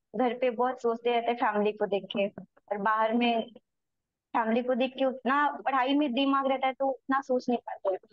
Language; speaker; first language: Hindi; native; Hindi